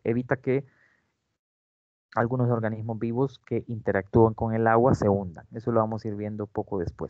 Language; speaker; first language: Spanish; native; Spanish